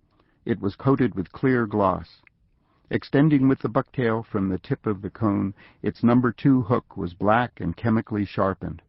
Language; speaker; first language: English; native; English